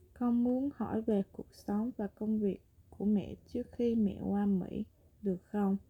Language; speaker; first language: Vietnamese; early bilingual, other home language; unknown